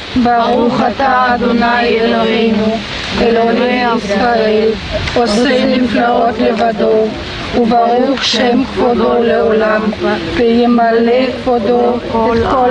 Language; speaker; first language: Hebrew; non-native, fluent; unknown